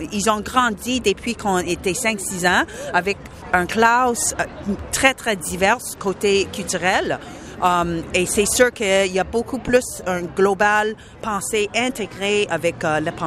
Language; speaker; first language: French; non-native, local second language; English